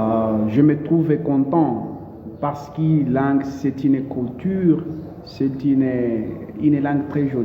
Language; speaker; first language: French; non-native, learner; Portuguese